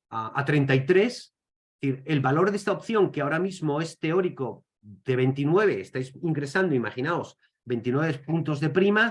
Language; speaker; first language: Spanish; native; Spanish